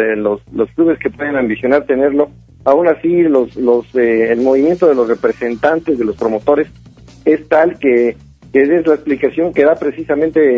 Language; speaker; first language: Spanish; native; Spanish